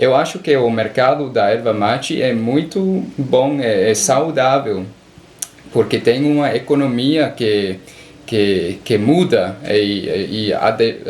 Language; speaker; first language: Portuguese; non-native, learner; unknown